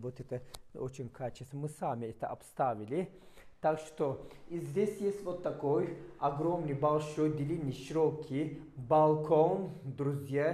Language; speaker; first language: Russian; non-native, fluent; Turkish